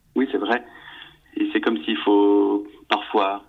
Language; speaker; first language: French; native; French